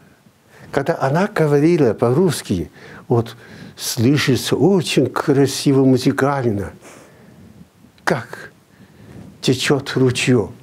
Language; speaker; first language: Russian; non-native, fluent; Chinese